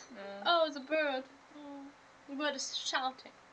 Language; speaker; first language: English; non-native, learner; German